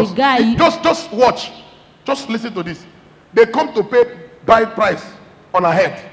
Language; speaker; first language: English; non-native, local second language; Igbo